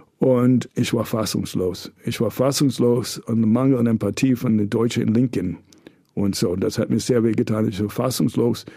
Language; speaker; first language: German; non-native, fluent; English